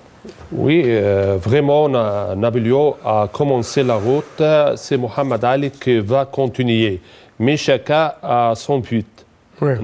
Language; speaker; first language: French; non-native, fluent; Arabic